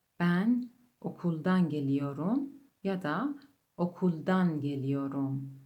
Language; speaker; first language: Turkish; non-native, fluent; Persian